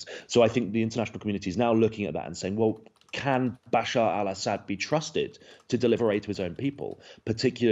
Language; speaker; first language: English; native; English